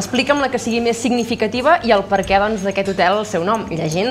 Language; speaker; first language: Catalan; native; Catalan